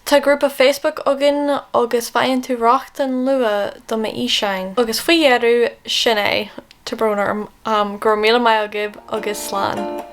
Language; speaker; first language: Irish; non-native, local second language; English